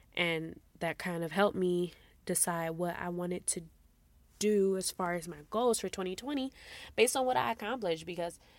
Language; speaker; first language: English; native; English